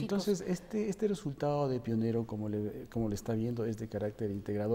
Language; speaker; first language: Spanish; native; Spanish